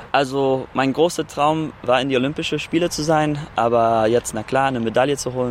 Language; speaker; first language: German; early bilingual, heritage; German